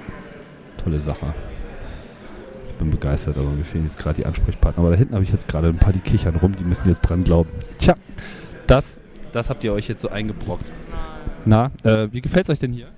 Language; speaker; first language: German; native; German